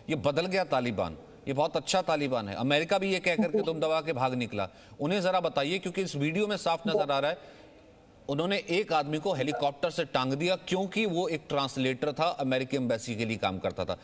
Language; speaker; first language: Hindi; native; Hindi